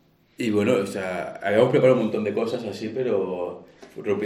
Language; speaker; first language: Spanish; native; Spanish